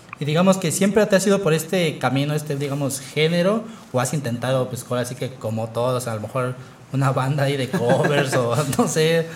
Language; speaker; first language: Spanish; native; Spanish